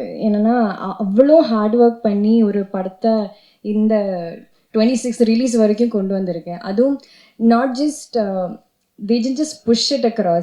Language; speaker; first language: Tamil; non-native, fluent; Malayalam